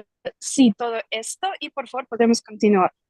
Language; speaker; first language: Spanish; non-native, learner; Russian